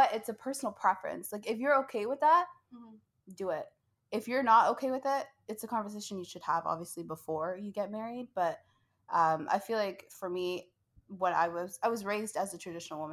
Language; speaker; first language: English; native; English